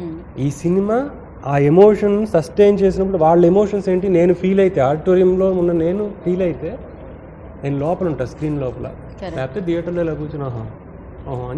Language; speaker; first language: Telugu; native; Telugu